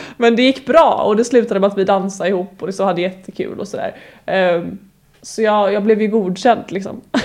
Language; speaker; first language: Swedish; native; Swedish